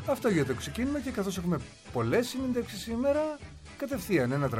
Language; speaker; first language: Greek; native; Greek